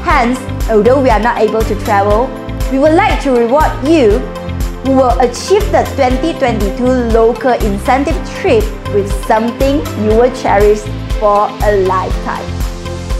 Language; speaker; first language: English; non-native, local second language; Chinese